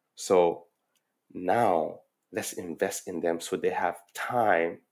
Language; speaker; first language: English; non-native, fluent; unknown